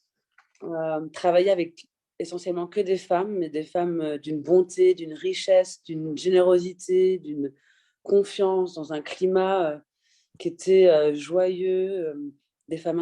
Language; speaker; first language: French; early bilingual, other home language; Persian